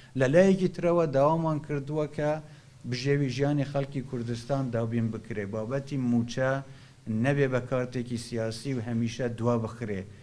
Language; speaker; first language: Central Kurdish; non-native, local second language; Kurdish